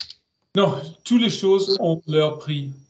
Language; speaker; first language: French; non-native, learner; German